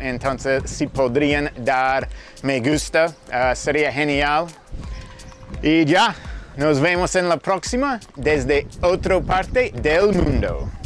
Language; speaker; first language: Spanish; non-native, fluent; English